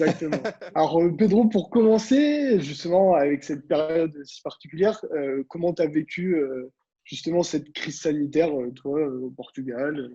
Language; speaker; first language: French; native; French